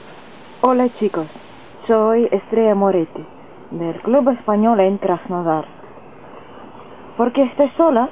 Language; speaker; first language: Spanish; non-native, fluent; Russian